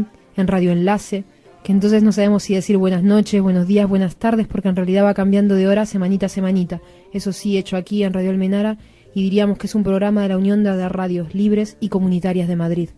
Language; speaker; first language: Spanish; native; Spanish